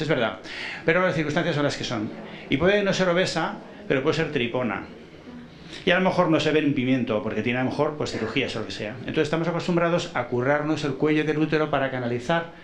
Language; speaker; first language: Spanish; native; Spanish